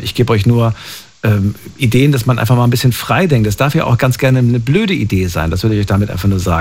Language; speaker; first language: German; native; German